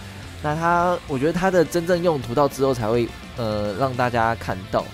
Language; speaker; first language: Chinese; native; Chinese